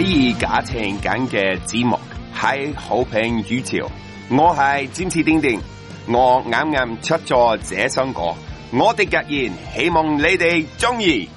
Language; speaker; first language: Cantonese; non-native, learner; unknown